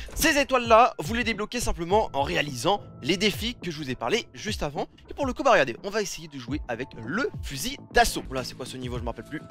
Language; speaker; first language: French; native; French